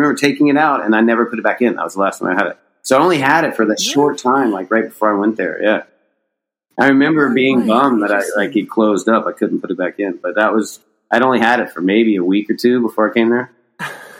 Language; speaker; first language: English; native; English